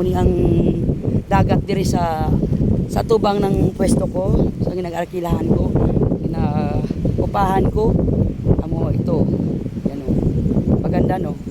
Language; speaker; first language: Filipino; non-native, local second language; Hiligaynon